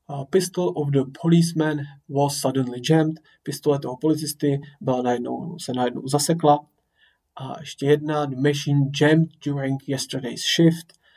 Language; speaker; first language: English; non-native, fluent; Czech